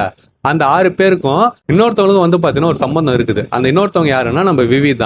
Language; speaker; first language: Tamil; native; Tamil